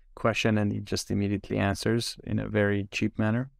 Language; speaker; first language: English; non-native, fluent; Armenian